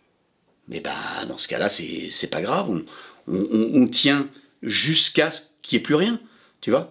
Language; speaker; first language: French; native; French